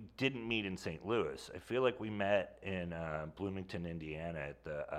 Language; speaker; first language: English; native; English